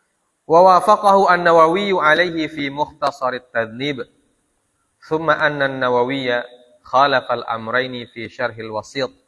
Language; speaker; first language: Arabic; non-native, fluent; Indonesian